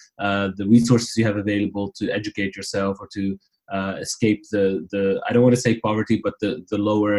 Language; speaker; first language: English; non-native, fluent; Riffian